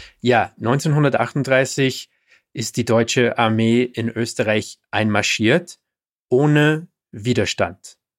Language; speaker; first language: German; non-native, fluent; English